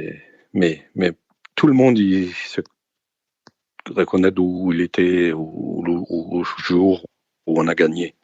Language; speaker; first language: French; non-native, fluent; Danish